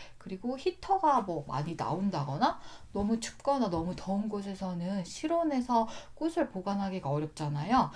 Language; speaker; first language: Korean; native; Korean